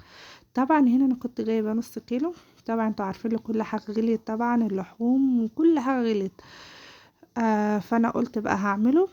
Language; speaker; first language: Arabic; native; Arabic